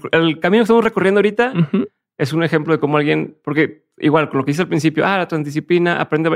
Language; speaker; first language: Spanish; native; Spanish